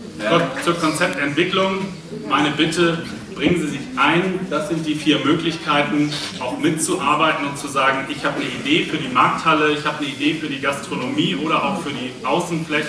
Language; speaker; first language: German; native; German